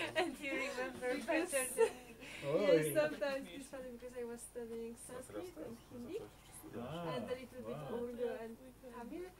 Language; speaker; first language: English; non-native, fluent; Polish